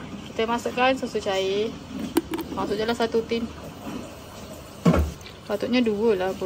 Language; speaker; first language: Malay; native; Malay